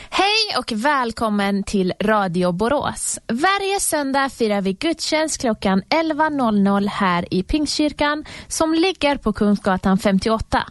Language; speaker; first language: Swedish; native; Swedish